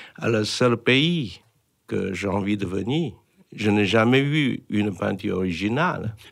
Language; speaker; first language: French; non-native, fluent; Chinese